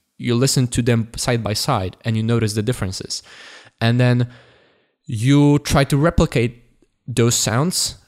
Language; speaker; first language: English; non-native, fluent; Polish